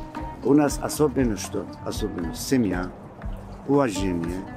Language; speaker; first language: Russian; non-native, fluent; Georgian